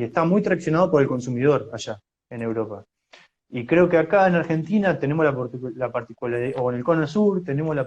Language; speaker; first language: Spanish; native; Spanish